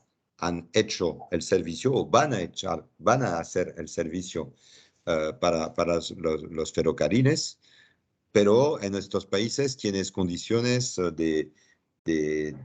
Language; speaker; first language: Spanish; non-native, fluent; French